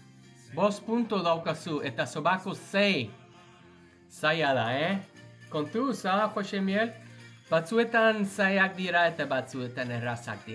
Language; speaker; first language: Basque; non-native, learner; English